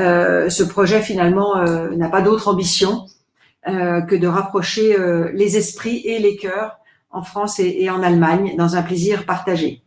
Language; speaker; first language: French; native; French